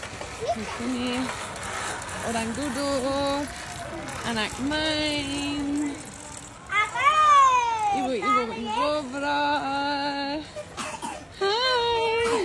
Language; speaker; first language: Indonesian; non-native, fluent; German